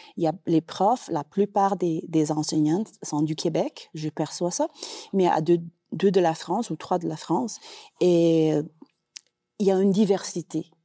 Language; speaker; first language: French; non-native, fluent; Spanish